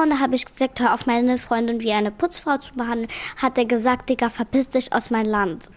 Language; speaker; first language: German; early bilingual, other home language; Arabic